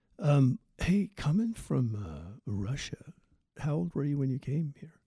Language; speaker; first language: English; native; English